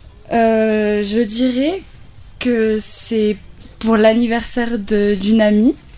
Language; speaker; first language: French; native; French